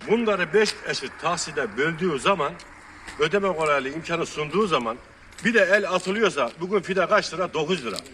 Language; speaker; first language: Turkish; native; Turkish